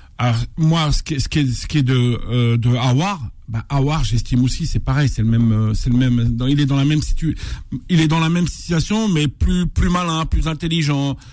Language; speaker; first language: French; non-native, local second language; Arabic